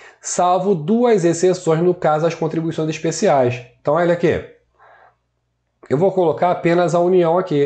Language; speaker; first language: Portuguese; native; Portuguese